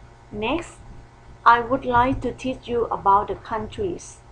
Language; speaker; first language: English; non-native, fluent; Thai